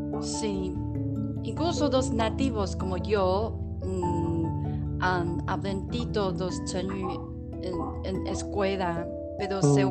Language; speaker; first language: Spanish; non-native, learner; Chinese